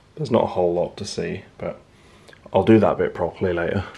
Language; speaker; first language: English; native; English